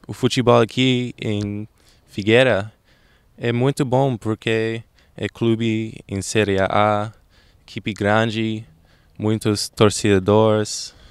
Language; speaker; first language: Portuguese; non-native, learner; English